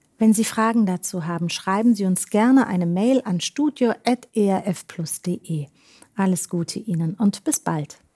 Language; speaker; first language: German; native; German